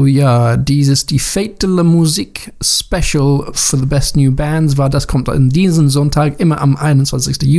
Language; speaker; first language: German; non-native, learner; English